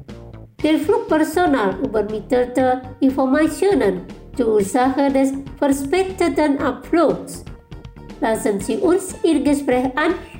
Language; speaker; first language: German; non-native, fluent; Indonesian